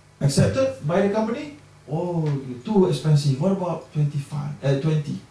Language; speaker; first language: English; non-native, local second language; Malay